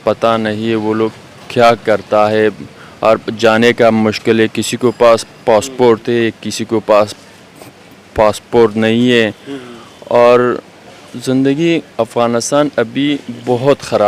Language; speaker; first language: Hindi; non-native, learner; Persian